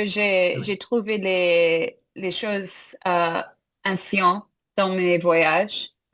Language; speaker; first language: French; non-native, fluent; English